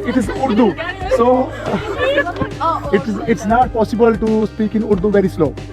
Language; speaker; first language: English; non-native, learner; Urdu